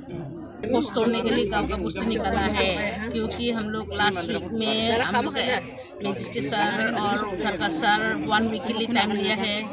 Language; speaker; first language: Hindi; non-native, local second language; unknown